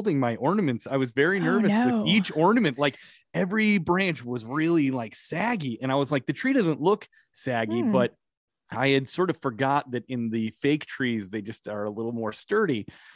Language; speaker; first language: English; native; English